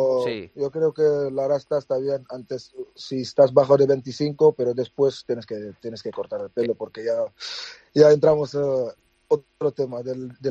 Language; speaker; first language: Spanish; non-native, fluent; Dutch